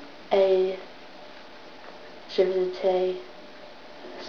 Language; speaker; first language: French; non-native, learner; English